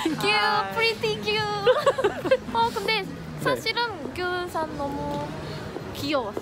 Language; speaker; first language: Korean; non-native, fluent; Japanese